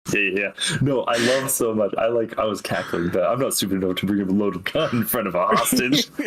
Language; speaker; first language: English; native; English